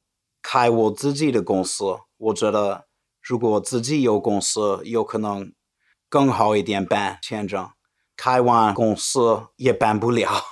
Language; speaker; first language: Chinese; non-native, fluent; English